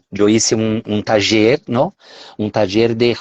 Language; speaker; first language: Spanish; non-native, fluent; Portuguese